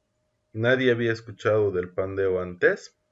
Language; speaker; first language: Spanish; native; Spanish